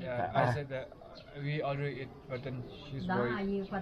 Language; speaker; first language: English; non-native, local second language; Nepali